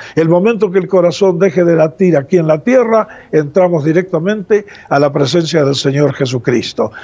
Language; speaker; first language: Spanish; native; Spanish